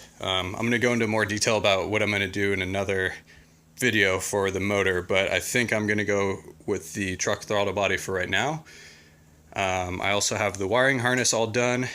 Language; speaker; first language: English; native; English